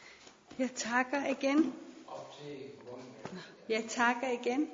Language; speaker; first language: Danish; non-native, fluent; Persian